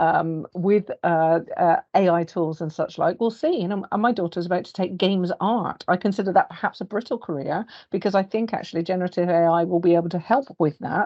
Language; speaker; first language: English; native; English